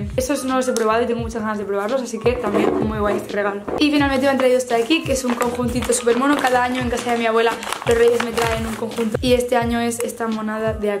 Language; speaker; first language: Spanish; native; Spanish